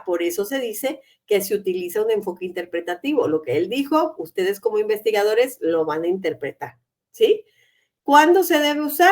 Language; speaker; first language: Spanish; native; Spanish